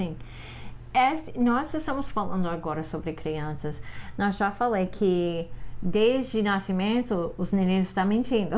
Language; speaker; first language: Portuguese; non-native, fluent; English